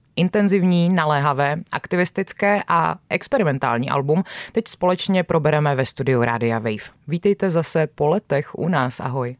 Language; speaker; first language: Czech; native; Czech